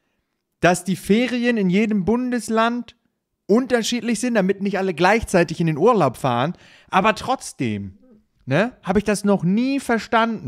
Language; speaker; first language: German; native; German